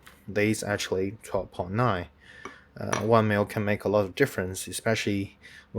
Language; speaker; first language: English; non-native, fluent; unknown